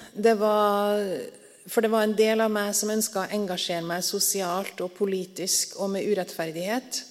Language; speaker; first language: Norwegian; native; Norwegian